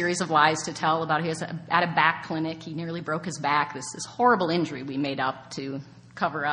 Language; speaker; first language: English; native; English